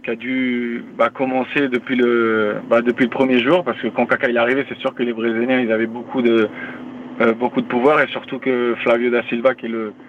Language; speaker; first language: French; native; French